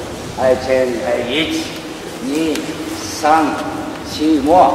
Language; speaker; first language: English; non-native, learner; Japanese